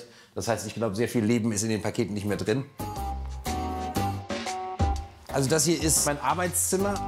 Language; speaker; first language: German; native; German